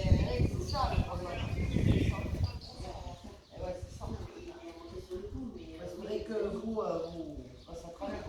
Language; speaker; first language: French; native; French